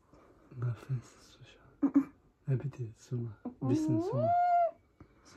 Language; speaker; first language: German; non-native, learner; Somali